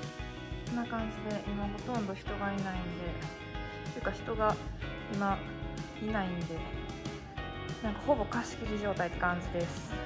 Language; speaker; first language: Japanese; native; Japanese